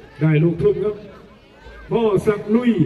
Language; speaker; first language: Thai; native; Thai